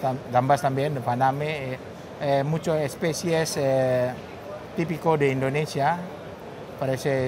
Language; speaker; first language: Spanish; non-native, learner; Indonesian